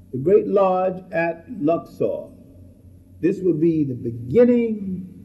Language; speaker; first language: English; native; English